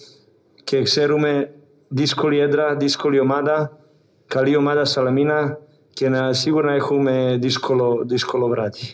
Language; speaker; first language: Greek; non-native, fluent; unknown